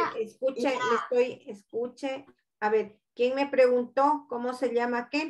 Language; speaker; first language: Spanish; native; Spanish